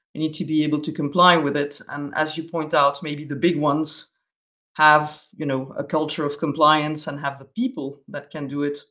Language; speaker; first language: English; non-native, fluent; Dutch